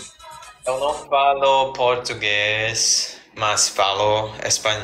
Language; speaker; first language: Portuguese; non-native, learner; Spanish